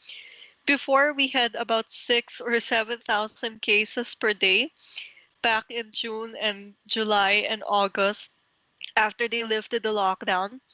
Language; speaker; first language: English; non-native, local second language; Filipino